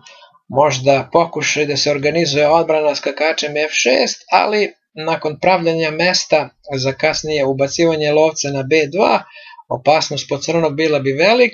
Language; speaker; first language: Serbian; native; Serbian